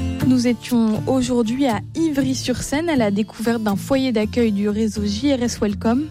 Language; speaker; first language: French; native; French